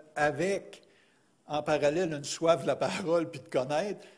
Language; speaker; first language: French; native; French